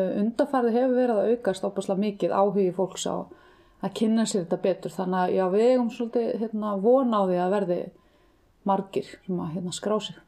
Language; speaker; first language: Icelandic; native; Icelandic